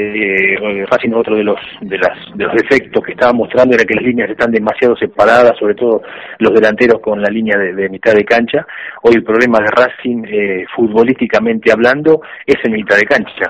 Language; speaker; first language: Spanish; native; Spanish